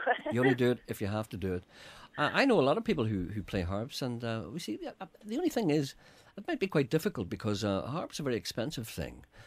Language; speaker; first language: English; native; English